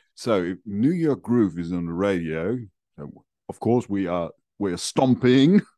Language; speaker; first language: English; non-native, fluent; German